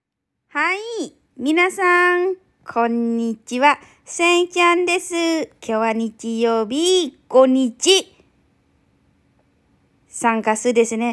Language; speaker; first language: Japanese; non-native, learner; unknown